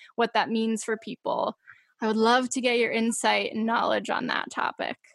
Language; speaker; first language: English; native; English